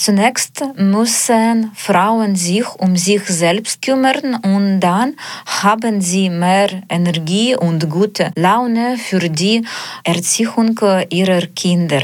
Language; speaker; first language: German; non-native, learner; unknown